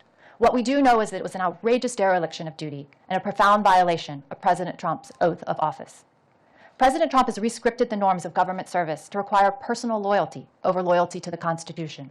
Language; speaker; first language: English; native; English